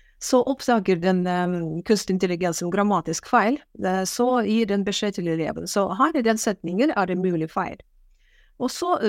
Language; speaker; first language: Norwegian; non-native, fluent; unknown